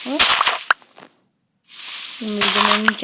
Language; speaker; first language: French; native; French